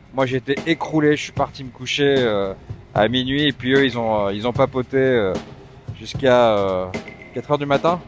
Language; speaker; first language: French; native; French